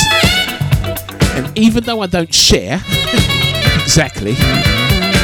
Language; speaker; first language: English; native; English